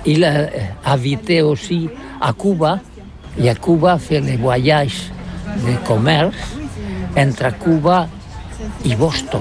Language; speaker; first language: French; non-native, learner; Catalan